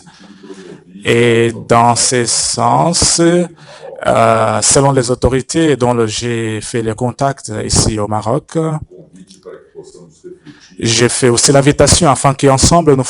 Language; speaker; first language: French; non-native, fluent; Portuguese